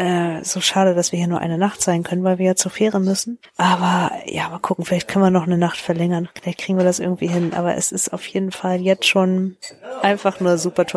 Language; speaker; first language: German; native; German